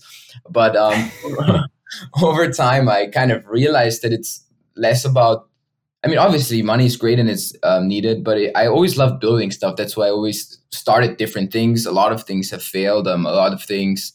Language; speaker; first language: English; non-native, fluent; German